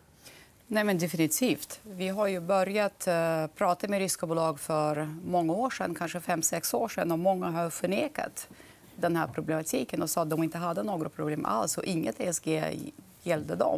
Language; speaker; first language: Swedish; non-native, fluent; Russian